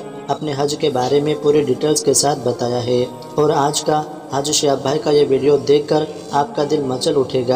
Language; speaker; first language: Hindi; native; Hindi